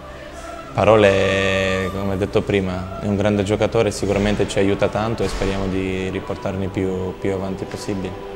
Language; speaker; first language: Italian; non-native, fluent; Macedonian